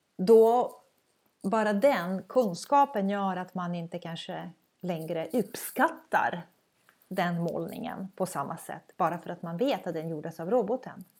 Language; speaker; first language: Swedish; non-native, fluent; Croatian